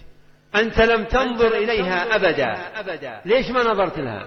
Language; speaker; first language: Arabic; native; Arabic